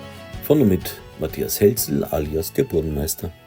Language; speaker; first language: German; native; German